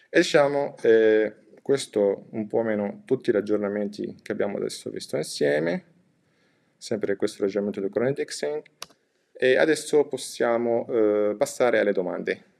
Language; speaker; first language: Italian; non-native, fluent; Arabic